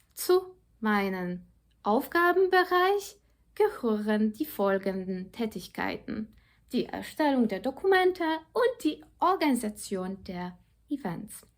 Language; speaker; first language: German; non-native, fluent; Polish